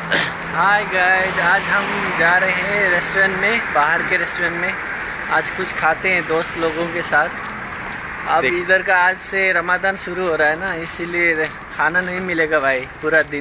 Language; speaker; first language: Hindi; non-native, fluent; Nepali